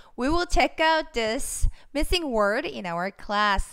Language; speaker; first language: English; non-native, fluent; Korean